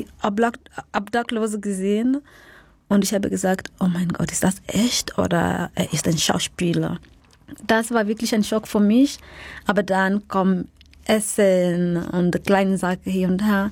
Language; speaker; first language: German; non-native, fluent; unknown